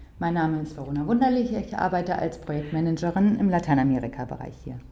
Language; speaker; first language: German; native; German